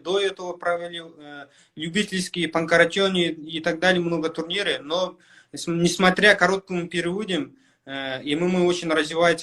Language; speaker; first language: Russian; non-native, local second language; Kyrgyz